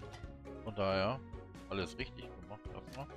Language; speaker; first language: German; native; German